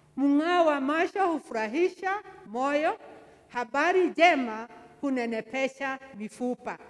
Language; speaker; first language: Swahili; non-native, local second language; Kikuyu